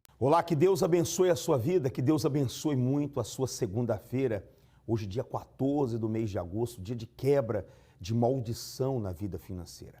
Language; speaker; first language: Portuguese; native; Portuguese